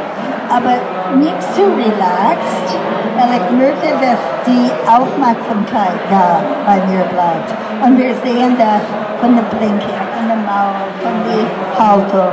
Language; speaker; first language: German; non-native, fluent; English